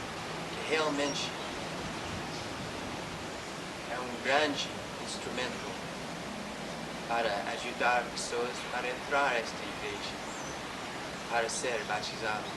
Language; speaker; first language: Portuguese; non-native, learner; English